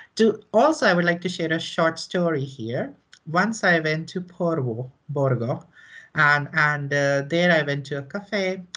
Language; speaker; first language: English; non-native, local second language; Hindi